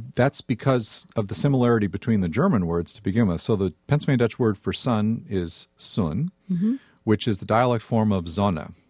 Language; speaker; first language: English; native; English